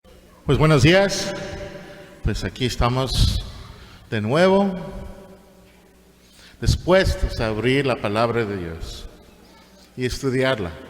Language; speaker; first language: Spanish; non-native, fluent; English